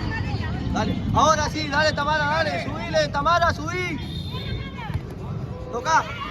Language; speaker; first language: Spanish; native; Spanish